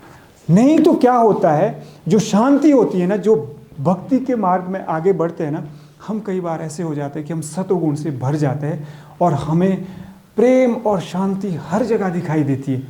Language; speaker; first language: Hindi; native; Hindi